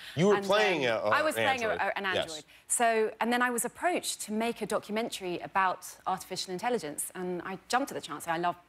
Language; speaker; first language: English; native; English